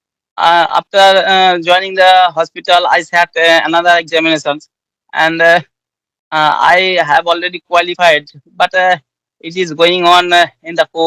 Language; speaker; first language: English; non-native, learner; Bangla